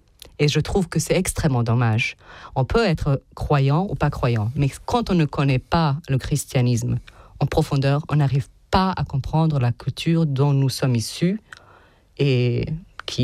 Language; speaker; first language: French; non-native, fluent; Serbian